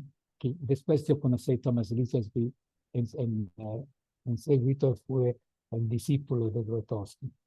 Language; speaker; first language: Spanish; non-native, fluent; Italian